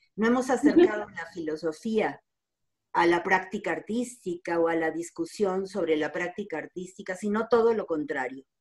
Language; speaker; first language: Spanish; native; Spanish